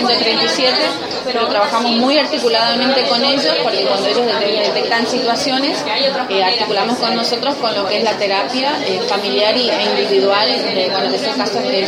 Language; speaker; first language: Spanish; native; Spanish